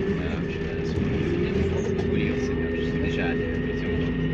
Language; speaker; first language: French; early bilingual, heritage; English